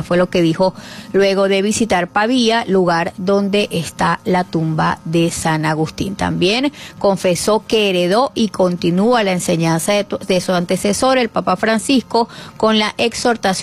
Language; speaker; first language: Spanish; native; Spanish